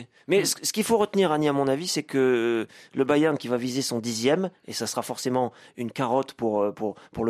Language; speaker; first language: French; native; French